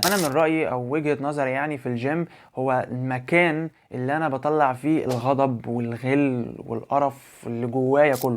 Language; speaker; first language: Arabic; native; Arabic